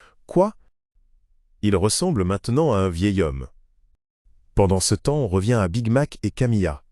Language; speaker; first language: French; native; French